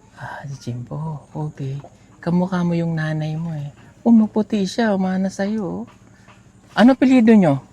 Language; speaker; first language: Filipino; native; Filipino